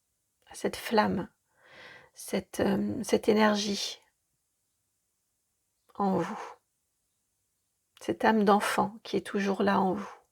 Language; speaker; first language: French; native; French